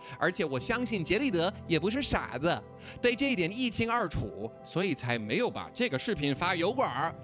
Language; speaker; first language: Chinese; non-native, fluent; English